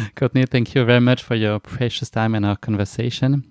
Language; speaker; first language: English; non-native, fluent; French